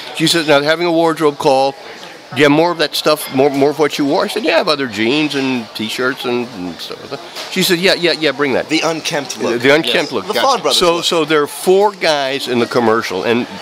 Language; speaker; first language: English; native; English